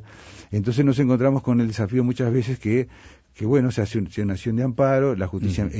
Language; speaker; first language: Spanish; native; Spanish